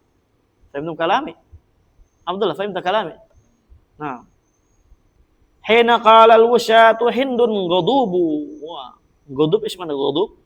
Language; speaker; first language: Arabic; non-native, fluent; Indonesian